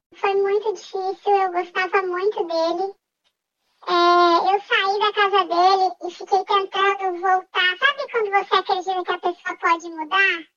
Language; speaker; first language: Portuguese; native; Portuguese